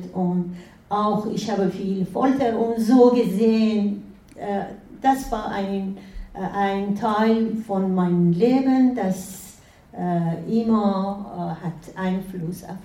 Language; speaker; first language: German; non-native, fluent; Persian